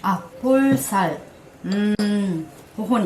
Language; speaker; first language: Korean; non-native, fluent; Japanese